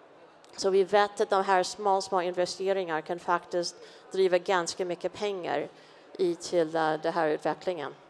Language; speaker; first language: Swedish; non-native, fluent; English